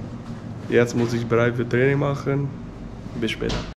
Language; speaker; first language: German; non-native, learner; Danish